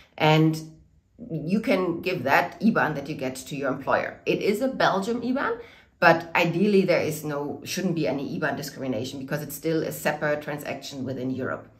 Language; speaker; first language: English; non-native, fluent; German